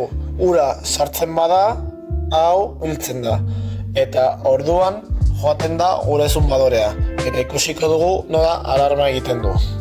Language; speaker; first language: Basque; non-native, local second language; Spanish